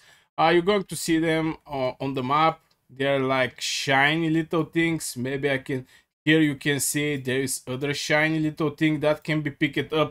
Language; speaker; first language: English; non-native, fluent; Bulgarian